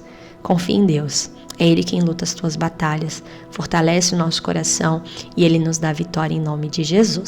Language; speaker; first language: Portuguese; native; Portuguese